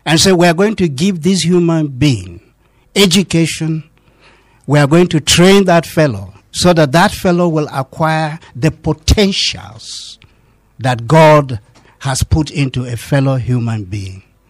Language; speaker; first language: English; non-native, local second language; Hausa